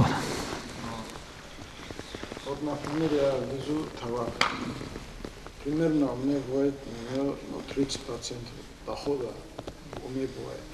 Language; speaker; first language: Russian; non-native, local second language; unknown